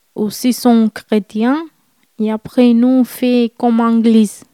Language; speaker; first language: French; non-native, fluent; Romanian